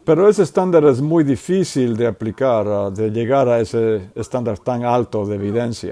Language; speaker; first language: Spanish; non-native, fluent; English